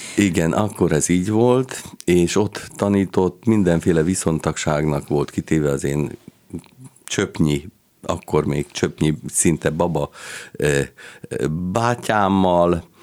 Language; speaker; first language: Hungarian; native; Hungarian